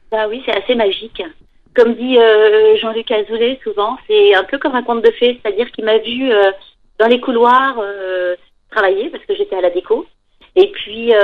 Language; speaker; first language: French; native; French